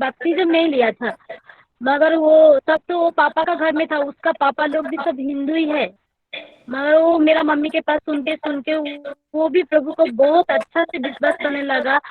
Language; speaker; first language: Hindi; non-native, local second language; Bangla